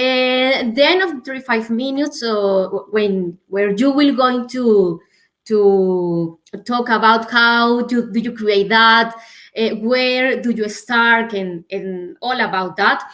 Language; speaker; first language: English; non-native, learner; Spanish